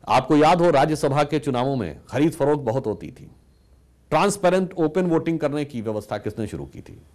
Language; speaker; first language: Hindi; native; Hindi